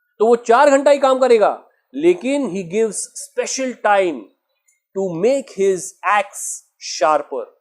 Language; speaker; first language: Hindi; non-native, local second language; Marathi